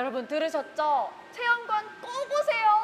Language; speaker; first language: Korean; native; Korean